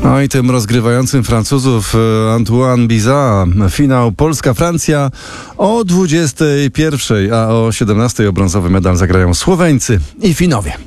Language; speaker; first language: Polish; native; Polish